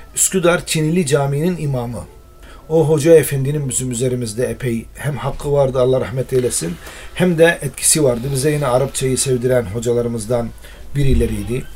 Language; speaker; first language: Turkish; non-native, local second language; Arabic